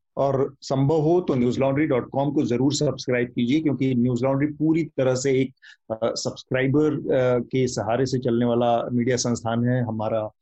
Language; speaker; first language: Hindi; native; Hindi